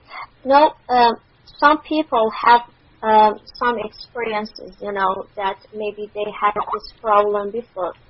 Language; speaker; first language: English; non-native, learner; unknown